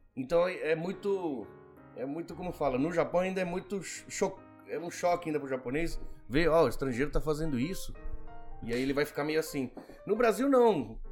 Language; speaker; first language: Portuguese; early bilingual, other home language; Spanish